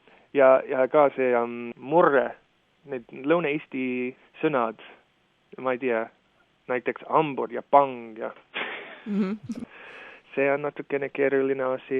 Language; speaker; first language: Estonian; non-native, fluent; English